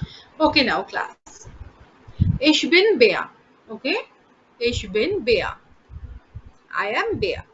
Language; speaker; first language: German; non-native, fluent; Bangla